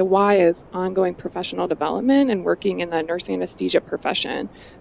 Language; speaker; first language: English; native; English